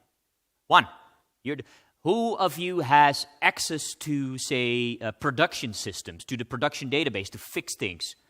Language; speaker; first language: English; non-native, fluent; Dutch